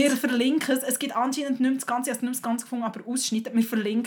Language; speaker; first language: German; native; German